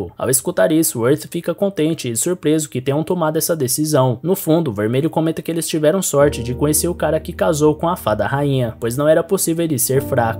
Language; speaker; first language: Portuguese; native; Portuguese